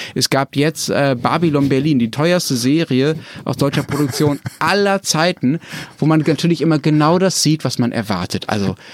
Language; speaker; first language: German; native; German